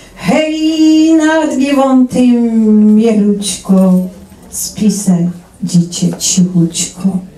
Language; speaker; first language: Polish; native; Polish